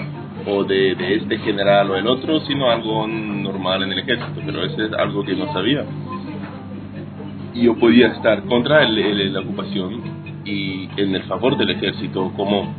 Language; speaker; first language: Spanish; non-native, fluent; Hebrew